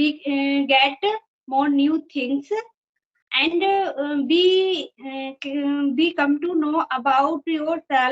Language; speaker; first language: English; non-native, fluent; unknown